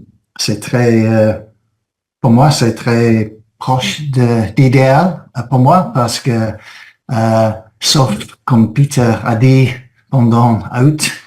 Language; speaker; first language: French; non-native, fluent; English